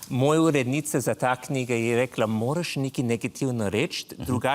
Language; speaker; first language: Slovenian; non-native, fluent; English